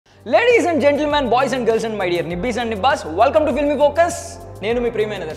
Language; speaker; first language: Telugu; native; Telugu